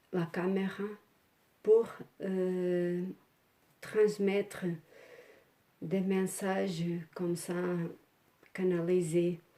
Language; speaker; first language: French; non-native, learner; Portuguese